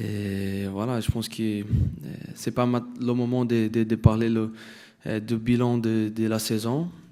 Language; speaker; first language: French; non-native, fluent; Portuguese